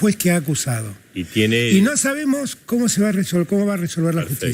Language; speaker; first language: Spanish; native; Spanish